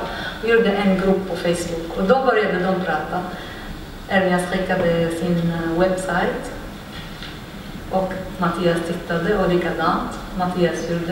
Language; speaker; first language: Swedish; non-native, fluent; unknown